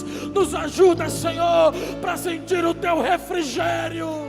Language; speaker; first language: Portuguese; native; Portuguese